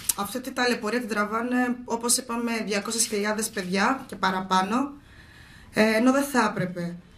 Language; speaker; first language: Greek; early bilingual, other home language; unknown